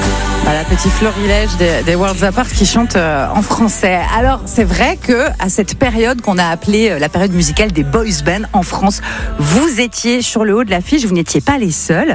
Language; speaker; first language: French; native; French